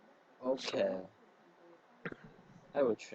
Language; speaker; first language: English; non-native, learner; Chinese